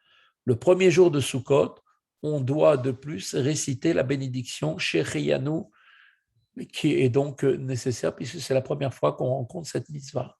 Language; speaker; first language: French; native; French